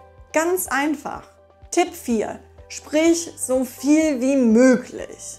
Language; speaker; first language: German; non-native, fluent; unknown